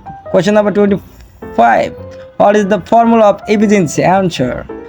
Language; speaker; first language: English; non-native, local second language; Bangla